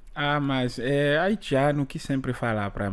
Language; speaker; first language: Portuguese; non-native, learner; Haitian Creole